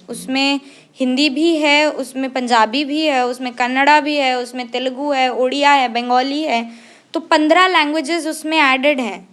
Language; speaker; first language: Hindi; non-native, local second language; Odia